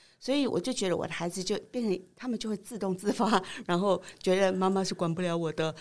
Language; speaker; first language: Chinese; native; Chinese